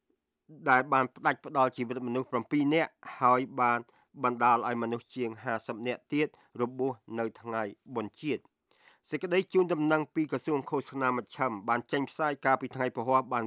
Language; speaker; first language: Khmer; native; Khmer